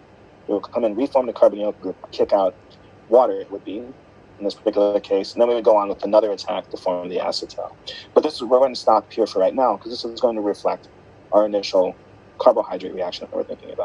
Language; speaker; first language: English; native; English